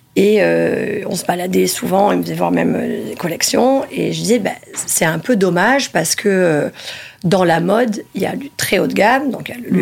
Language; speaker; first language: French; early bilingual, other home language; Italian